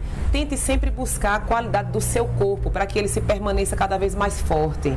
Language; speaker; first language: Portuguese; native; Portuguese